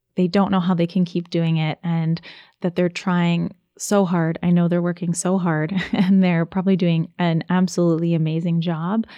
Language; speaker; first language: English; native; English